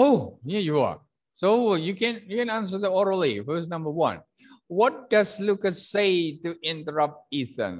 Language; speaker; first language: English; non-native, fluent; Indonesian